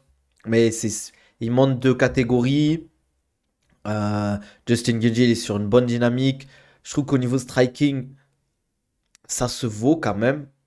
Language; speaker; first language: French; native; French